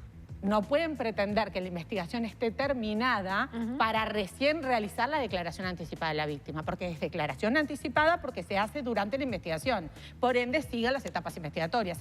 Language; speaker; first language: Spanish; native; Spanish